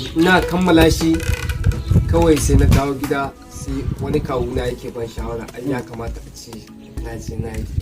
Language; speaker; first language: Hausa; native; Hausa